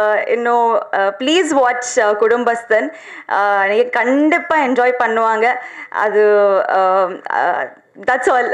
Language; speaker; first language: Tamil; non-native, learner; Telugu